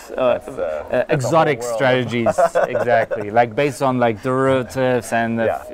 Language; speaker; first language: English; non-native, fluent; German